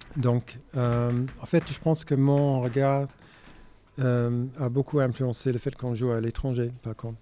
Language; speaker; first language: French; non-native, fluent; English